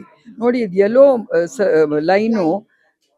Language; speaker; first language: Kannada; non-native, local second language; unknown